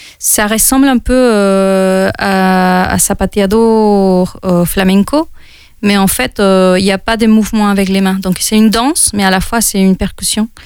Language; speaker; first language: French; non-native, fluent; Spanish